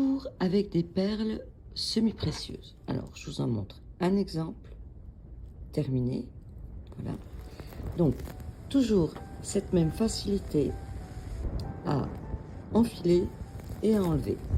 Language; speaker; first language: French; native; French